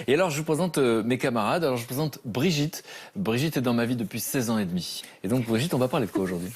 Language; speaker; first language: French; native; French